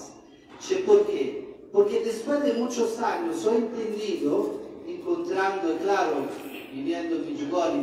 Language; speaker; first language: Spanish; non-native, fluent; Italian